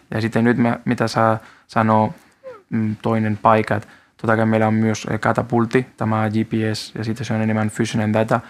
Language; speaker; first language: Finnish; non-native, learner; Spanish